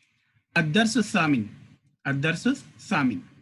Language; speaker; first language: Arabic; non-native, fluent; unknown